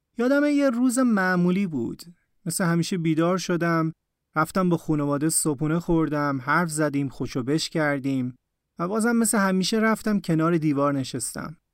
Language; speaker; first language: Persian; native; Persian